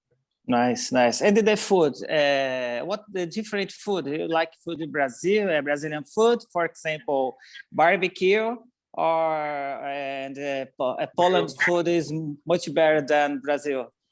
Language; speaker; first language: English; non-native, learner; Portuguese